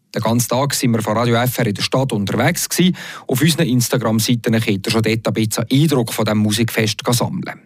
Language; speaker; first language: German; native; German